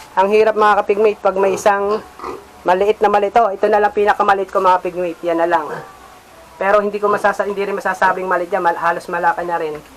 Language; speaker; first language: Filipino; native; Filipino